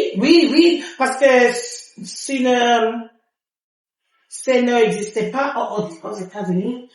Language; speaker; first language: French; non-native, learner; English